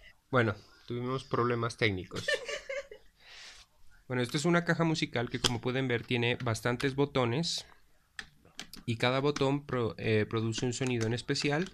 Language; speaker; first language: Spanish; native; Spanish